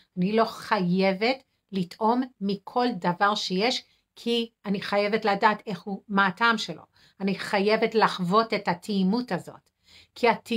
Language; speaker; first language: Hebrew; non-native, fluent; English